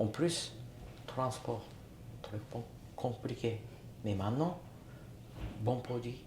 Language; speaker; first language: French; non-native, learner; Japanese